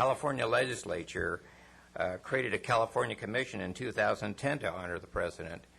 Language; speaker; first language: English; non-native, fluent; Spanish